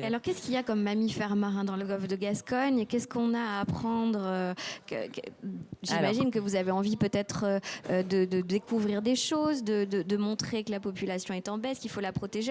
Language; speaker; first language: French; native; French